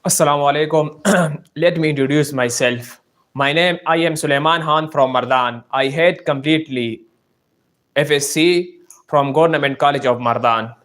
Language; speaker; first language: English; non-native, learner; Pashto